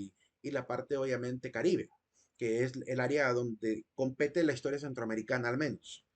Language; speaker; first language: Spanish; native; Spanish